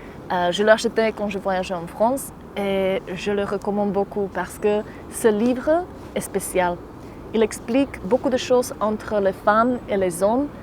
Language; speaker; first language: French; non-native, fluent; Slovak